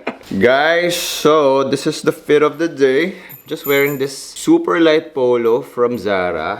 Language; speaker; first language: English; non-native, local second language; Filipino